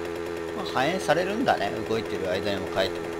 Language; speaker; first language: Japanese; native; Japanese